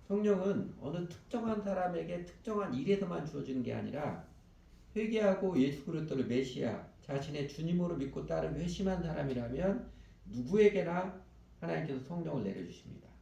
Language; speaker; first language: Korean; native; Korean